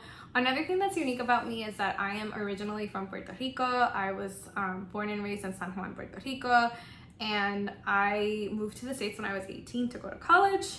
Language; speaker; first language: English; non-native, local second language; Spanish